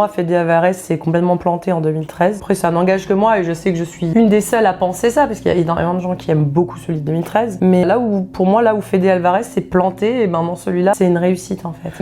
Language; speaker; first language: French; native; French